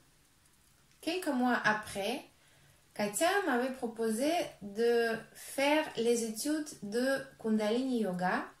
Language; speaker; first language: French; non-native, fluent; Russian